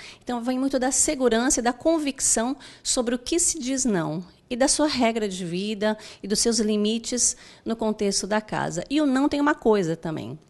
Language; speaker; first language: Portuguese; native; Portuguese